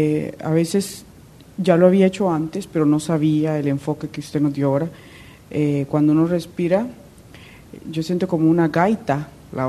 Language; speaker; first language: Spanish; native; Spanish